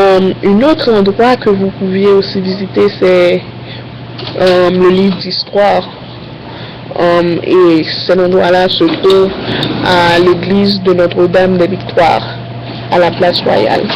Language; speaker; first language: French; non-native, learner; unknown